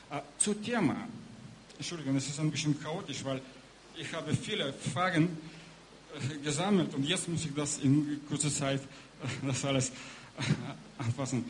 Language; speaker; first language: German; non-native, learner; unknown